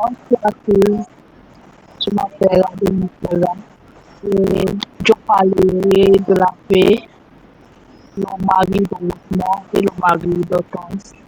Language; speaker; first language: French; non-native, learner; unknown